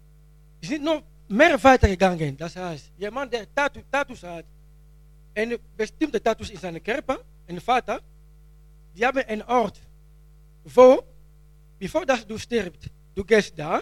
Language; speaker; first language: German; non-native, learner; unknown